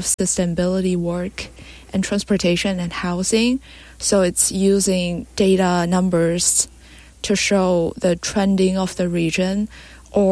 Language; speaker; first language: English; non-native, fluent; Chinese